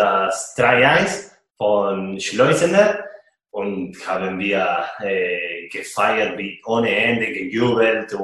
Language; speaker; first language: German; non-native, fluent; Spanish